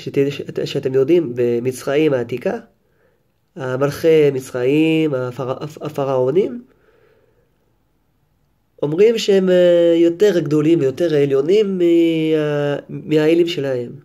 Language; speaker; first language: Hebrew; non-native, fluent; French